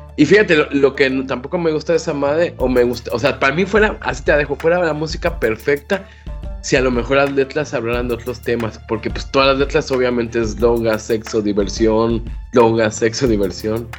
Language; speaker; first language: Spanish; native; Spanish